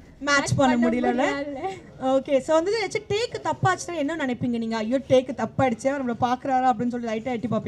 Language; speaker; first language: Tamil; native; Tamil